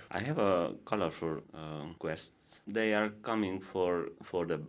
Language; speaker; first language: English; non-native, learner; Hungarian